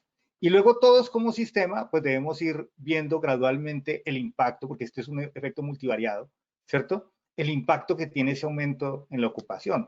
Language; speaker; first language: Spanish; native; Spanish